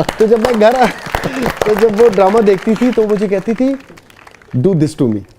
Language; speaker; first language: Urdu; non-native, local second language; Pashto